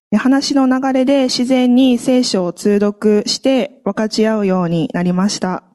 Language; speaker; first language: Japanese; native; Japanese